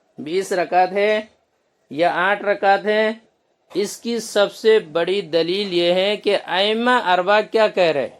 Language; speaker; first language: Urdu; non-native, local second language; Manipuri